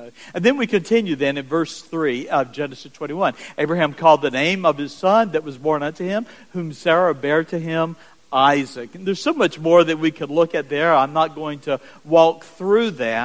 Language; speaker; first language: English; native; English